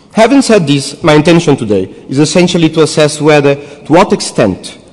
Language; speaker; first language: English; non-native, fluent; Portuguese